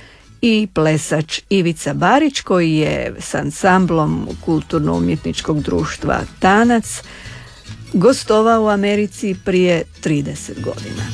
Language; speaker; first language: Serbian; native; Serbian